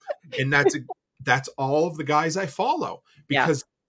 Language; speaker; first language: English; native; English